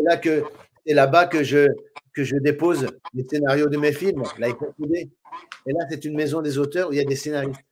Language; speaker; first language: French; native; French